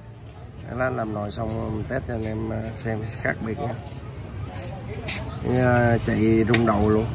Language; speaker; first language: Vietnamese; native; Vietnamese